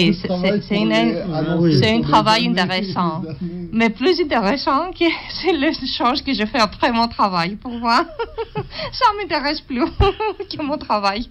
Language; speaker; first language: French; non-native, learner; Greek